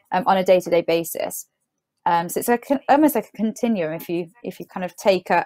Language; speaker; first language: English; native; English